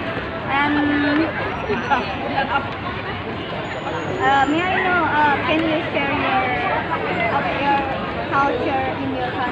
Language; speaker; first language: English; non-native, learner; Indonesian